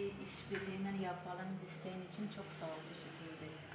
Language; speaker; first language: Turkish; non-native, learner; Ukrainian